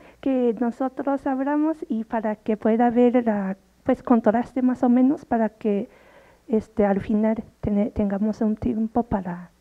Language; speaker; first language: Spanish; non-native, fluent; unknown